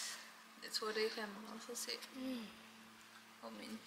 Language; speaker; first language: Danish; non-native, learner; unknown